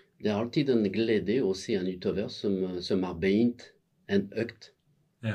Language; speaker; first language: Norwegian; non-native, fluent; French